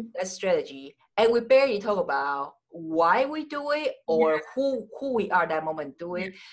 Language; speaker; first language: English; non-native, fluent; Chinese